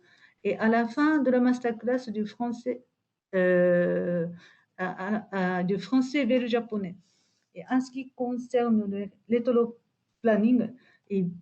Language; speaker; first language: French; non-native, fluent; Japanese